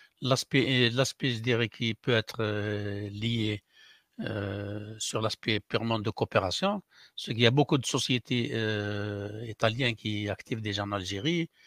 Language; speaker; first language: French; non-native, local second language; Arabic